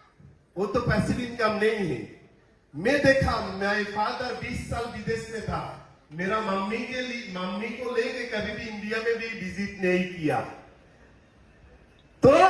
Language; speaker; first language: Hindi; non-native, learner; Bangla